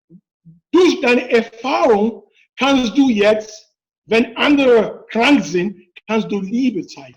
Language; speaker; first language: German; non-native, fluent; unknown